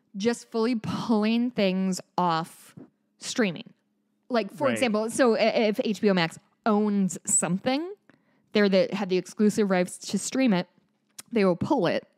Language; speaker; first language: English; native; English